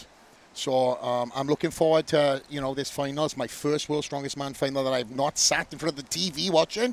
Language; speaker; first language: English; native; English